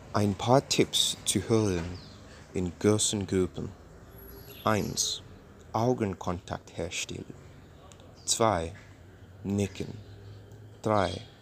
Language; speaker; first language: German; non-native, learner; English